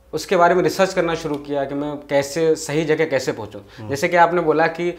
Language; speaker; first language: Hindi; native; Hindi